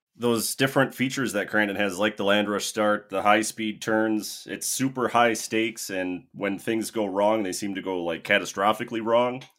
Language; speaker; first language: English; native; English